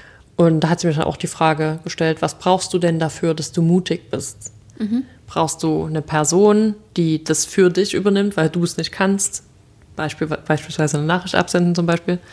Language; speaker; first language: German; native; German